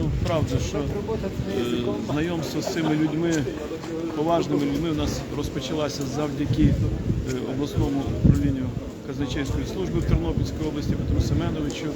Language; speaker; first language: Ukrainian; native; Ukrainian